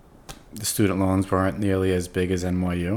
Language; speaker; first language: English; native; English